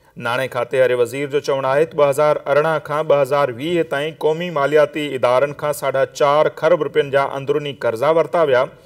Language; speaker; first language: Sindhi; native; Sindhi